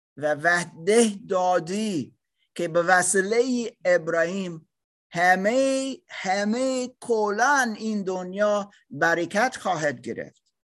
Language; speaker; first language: Persian; non-native, fluent; English